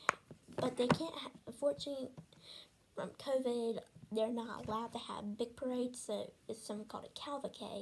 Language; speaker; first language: English; native; English